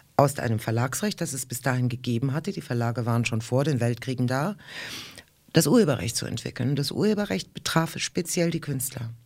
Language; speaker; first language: German; early bilingual, other home language; Russian